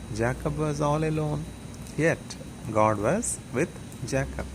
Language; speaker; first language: English; non-native, local second language; Telugu